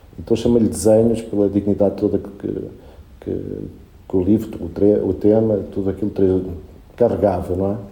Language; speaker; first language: Portuguese; early bilingual, other home language; Spanish